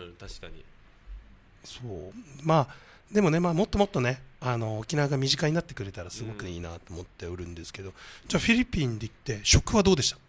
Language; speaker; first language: Japanese; native; Japanese